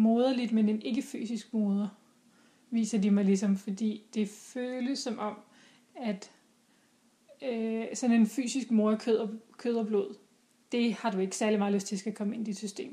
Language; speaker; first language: Danish; native; Danish